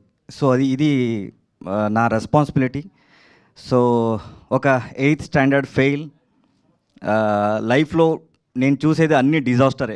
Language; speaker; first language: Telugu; non-native, learner; Kannada